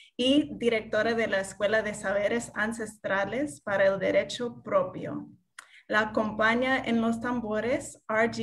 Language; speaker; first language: Spanish; non-native, fluent; English